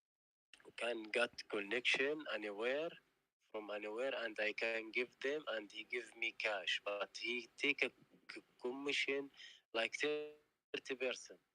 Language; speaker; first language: English; non-native, learner; Arabic